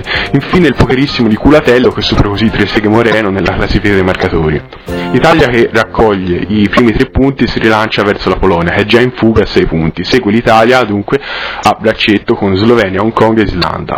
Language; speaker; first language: Italian; native; Italian